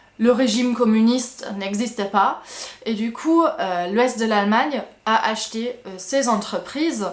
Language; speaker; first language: French; non-native, fluent; German